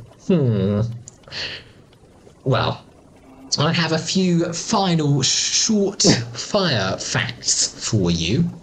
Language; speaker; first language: English; native; English